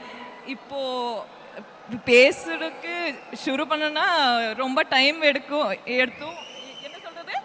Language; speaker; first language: Tamil; non-native, fluent; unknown